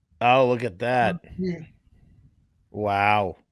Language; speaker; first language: English; native; English